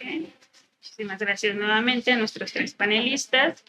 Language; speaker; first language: Spanish; native; Spanish